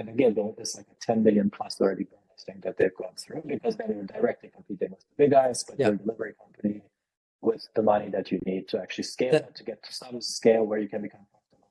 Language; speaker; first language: English; non-native, fluent; Lithuanian